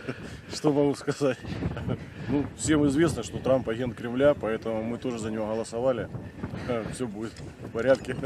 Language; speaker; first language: Russian; native; Russian